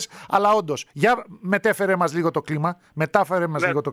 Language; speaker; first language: Greek; native; Greek